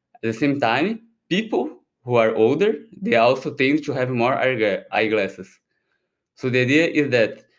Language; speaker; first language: English; non-native, fluent; Portuguese